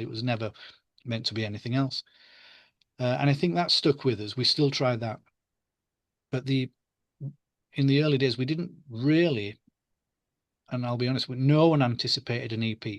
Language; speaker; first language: English; native; English